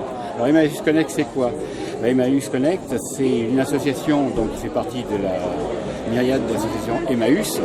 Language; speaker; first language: French; native; French